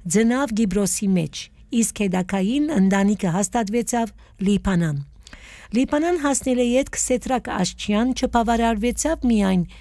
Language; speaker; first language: Armenian; native; Armenian